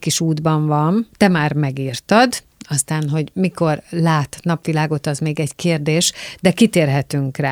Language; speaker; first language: Hungarian; native; Hungarian